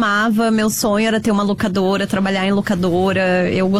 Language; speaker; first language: Portuguese; native; Portuguese